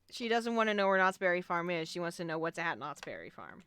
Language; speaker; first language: English; native; English